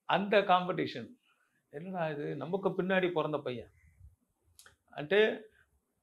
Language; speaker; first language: Telugu; non-native, learner; Tamil